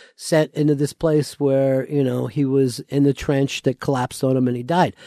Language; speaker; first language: English; native; English